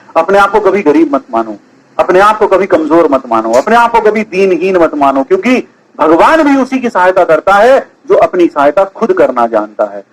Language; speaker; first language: Hindi; native; Hindi